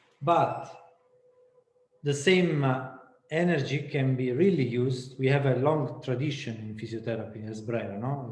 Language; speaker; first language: English; non-native, fluent; Italian